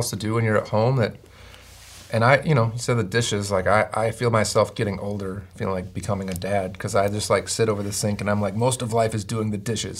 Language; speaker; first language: English; native; English